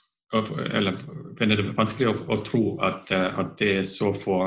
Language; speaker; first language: Norwegian; non-native, fluent; Estonian